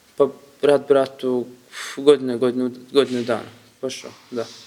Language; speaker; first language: Serbian; non-native, learner; Kurdish